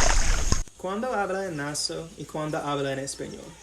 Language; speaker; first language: Spanish; non-native, fluent; English